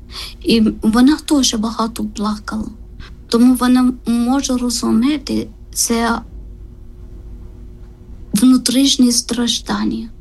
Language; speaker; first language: Ukrainian; non-native, learner; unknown